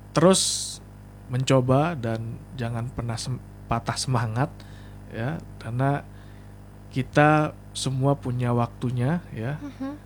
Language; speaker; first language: Indonesian; non-native, local second language; Minangkabau